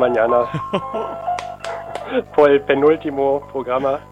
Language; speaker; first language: Spanish; non-native, learner; German